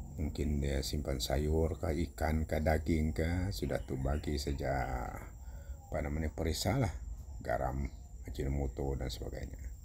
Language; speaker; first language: Malay; non-native, local second language; Iban